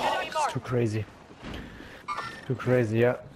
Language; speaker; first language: English; non-native, learner; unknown